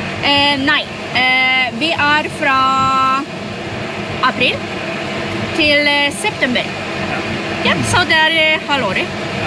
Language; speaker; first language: Norwegian; non-native, learner; Polish